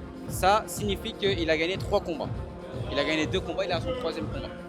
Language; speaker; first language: French; native; French